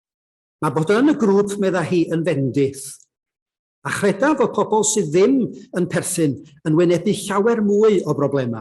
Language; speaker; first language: Welsh; native; Welsh